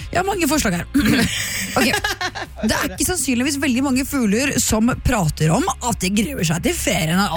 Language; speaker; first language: Norwegian; native; Norwegian